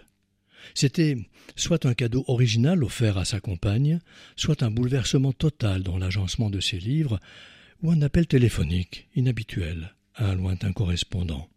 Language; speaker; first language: French; native; French